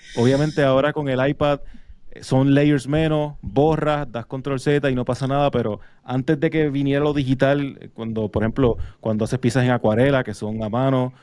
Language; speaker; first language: Spanish; native; Spanish